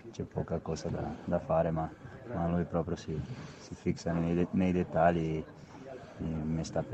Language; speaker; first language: Italian; non-native, fluent; Portuguese